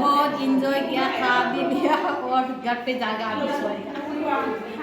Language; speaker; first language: Hindi; non-native, local second language; Rongmei Naga